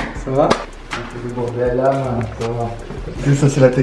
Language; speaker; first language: French; non-native, learner; Portuguese